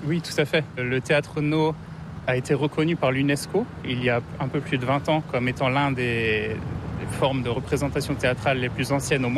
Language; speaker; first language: French; native; French